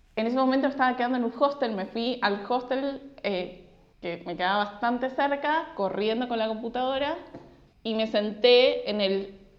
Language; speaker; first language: Spanish; native; Spanish